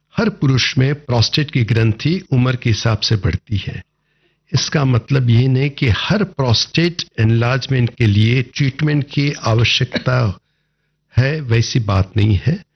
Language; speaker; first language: Hindi; non-native, local second language; Bangla